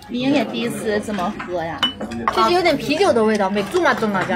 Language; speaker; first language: Chinese; native; Chinese